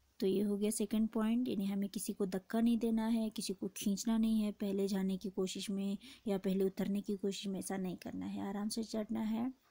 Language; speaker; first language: Hindi; non-native, local second language; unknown